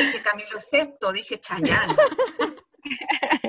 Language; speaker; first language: Spanish; native; Spanish